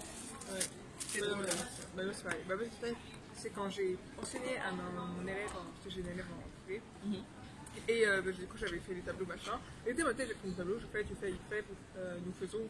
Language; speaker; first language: French; native; French